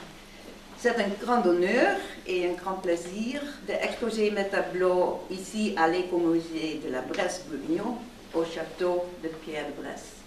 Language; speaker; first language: French; non-native, fluent; Dutch